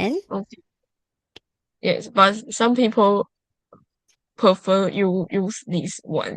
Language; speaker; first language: English; non-native, learner; Chinese